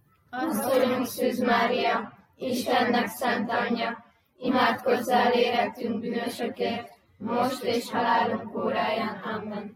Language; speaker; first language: Hungarian; native; Hungarian